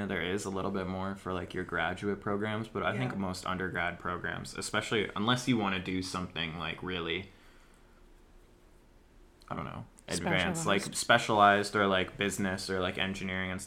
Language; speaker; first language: English; native; English